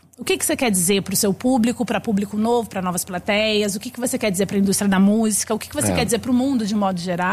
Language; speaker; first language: Portuguese; native; Portuguese